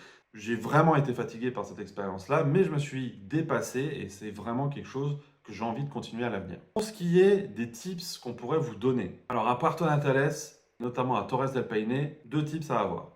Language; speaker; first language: French; native; French